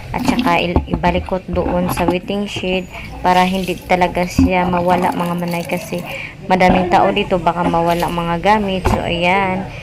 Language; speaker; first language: Filipino; non-native, local second language; Cebuano